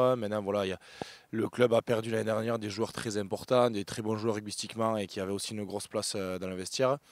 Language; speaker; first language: French; native; French